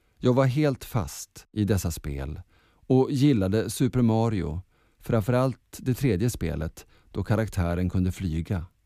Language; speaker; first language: Swedish; early bilingual, other home language; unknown